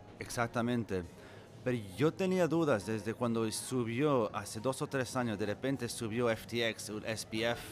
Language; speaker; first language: Spanish; non-native, fluent; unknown